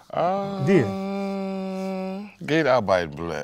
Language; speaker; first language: German; non-native, learner; English